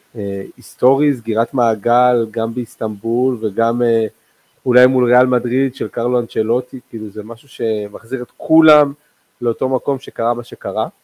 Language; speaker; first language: Hebrew; non-native, local second language; Arabic